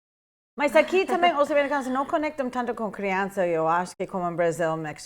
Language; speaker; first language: Portuguese; non-native, fluent; English